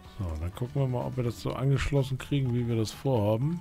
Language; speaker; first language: German; native; German